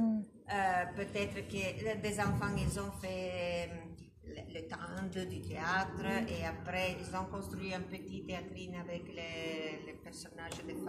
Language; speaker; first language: French; non-native, learner; Italian